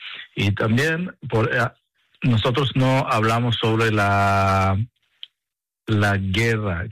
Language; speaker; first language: Spanish; non-native, learner; Hebrew